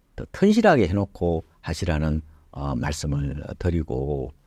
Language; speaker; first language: Korean; native; Korean